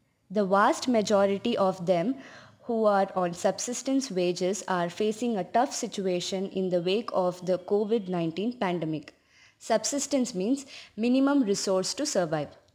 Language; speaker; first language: English; non-native, local second language; Tamil